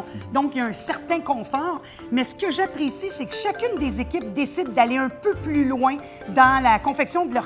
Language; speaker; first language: French; native; French